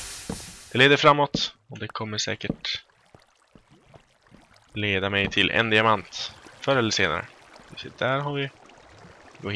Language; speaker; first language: Swedish; native; Swedish